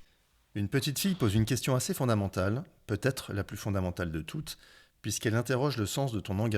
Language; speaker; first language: French; native; French